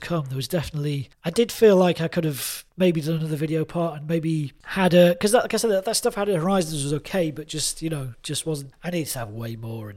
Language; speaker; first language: English; native; English